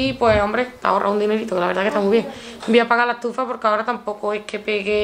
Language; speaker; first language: Spanish; native; Spanish